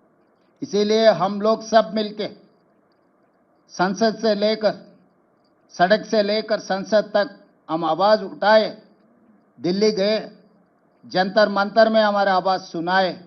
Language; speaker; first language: Hindi; non-native, local second language; Telugu